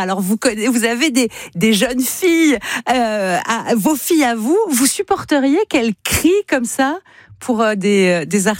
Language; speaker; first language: French; native; French